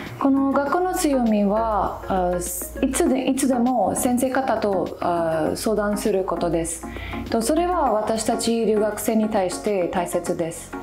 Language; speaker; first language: Japanese; non-native, learner; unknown